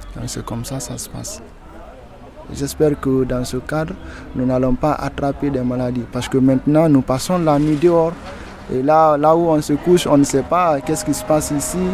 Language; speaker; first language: French; non-native, local second language; Susu